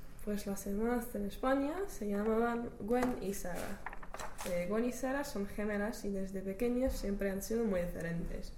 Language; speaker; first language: Spanish; non-native, learner; English